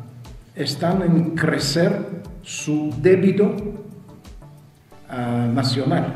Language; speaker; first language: Spanish; non-native, fluent; Russian